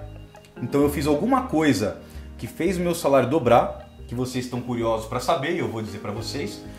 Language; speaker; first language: Portuguese; native; Portuguese